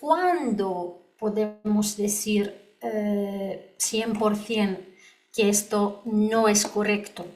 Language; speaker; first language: Spanish; non-native, learner; Polish